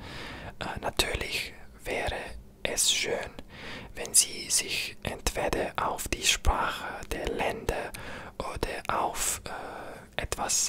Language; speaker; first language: German; non-native, learner; English